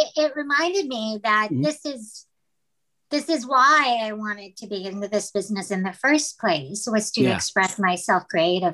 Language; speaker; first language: English; non-native, local second language; Filipino